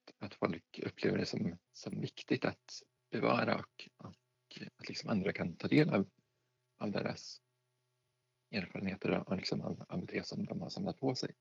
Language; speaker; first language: Swedish; native; Swedish